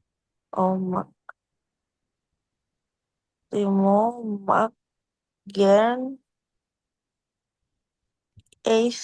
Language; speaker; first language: German; non-native, learner; Indonesian